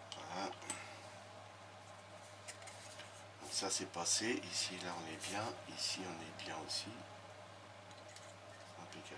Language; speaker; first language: French; native; French